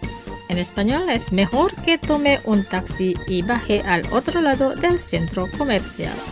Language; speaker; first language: Spanish; non-native, fluent; Indonesian